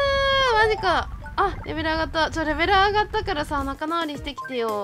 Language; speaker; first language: Japanese; native; Japanese